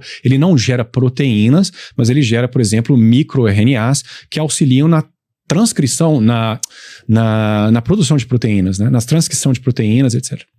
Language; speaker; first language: Portuguese; native; Portuguese